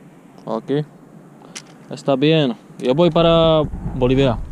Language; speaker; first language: Spanish; non-native, learner; Czech